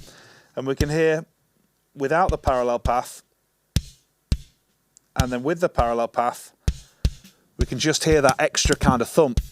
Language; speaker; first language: English; native; English